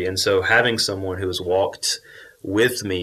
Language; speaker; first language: English; native; English